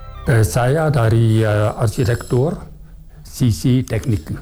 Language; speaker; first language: Indonesian; non-native, fluent; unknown